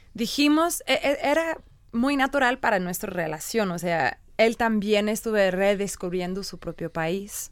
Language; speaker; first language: Spanish; non-native, learner; English